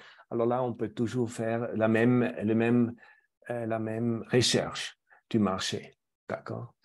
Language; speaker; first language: French; non-native, fluent; German